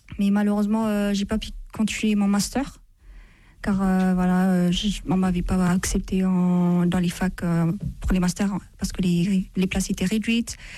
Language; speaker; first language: French; non-native, fluent; Amharic